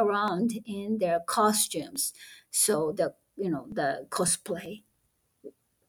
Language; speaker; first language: English; non-native, fluent; Japanese